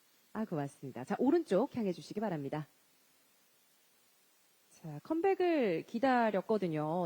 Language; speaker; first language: Korean; native; Korean